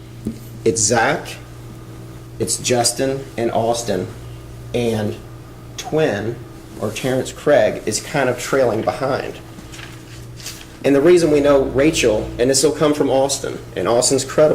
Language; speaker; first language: English; native; English